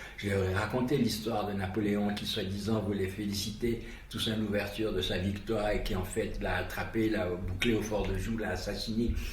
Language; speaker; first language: French; non-native, local second language; Haitian Creole